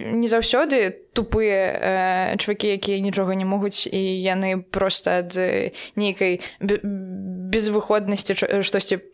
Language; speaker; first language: Belarusian; non-native, local second language; Russian